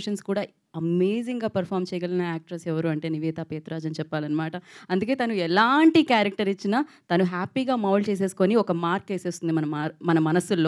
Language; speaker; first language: Telugu; native; Telugu